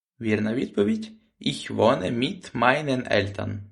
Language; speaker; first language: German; non-native, fluent; Ukrainian